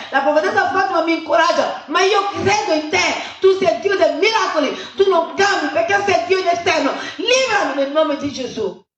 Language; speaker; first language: Italian; non-native, fluent; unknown